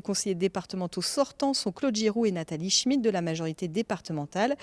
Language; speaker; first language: French; native; French